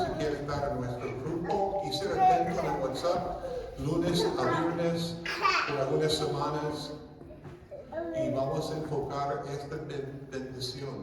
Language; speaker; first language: Spanish; non-native, fluent; English